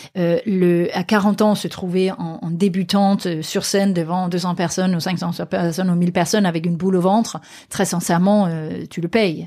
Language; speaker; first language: French; non-native, fluent; Danish